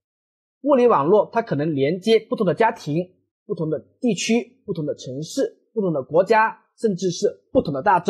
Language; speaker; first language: Chinese; native; Chinese